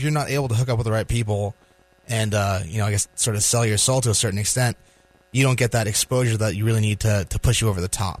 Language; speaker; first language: English; native; English